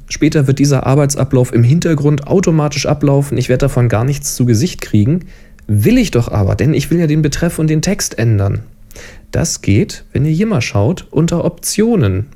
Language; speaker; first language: German; native; German